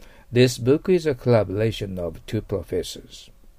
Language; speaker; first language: English; non-native, fluent; Japanese